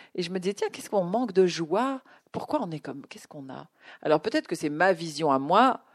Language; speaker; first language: French; native; French